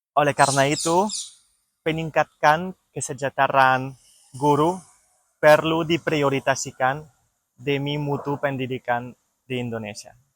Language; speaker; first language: Indonesian; non-native, learner; French